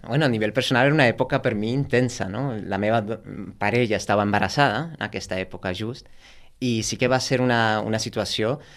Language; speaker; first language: Catalan; non-native, fluent; Dutch